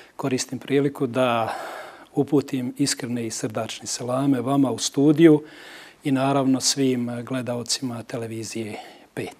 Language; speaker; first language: Bosnian; native; Bosnian